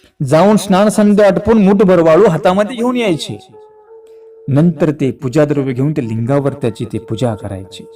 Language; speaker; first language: Marathi; native; Marathi